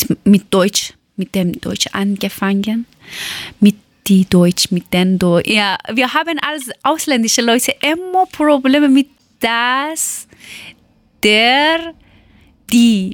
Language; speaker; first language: German; non-native, learner; Persian